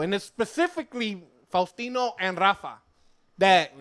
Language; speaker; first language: English; early bilingual, other home language; Spanish